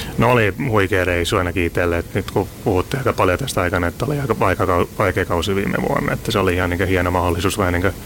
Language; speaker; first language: Finnish; non-native, learner; Hungarian